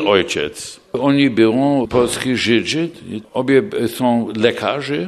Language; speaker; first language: Polish; early bilingual, heritage; English